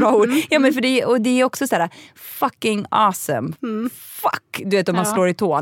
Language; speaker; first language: Swedish; native; Swedish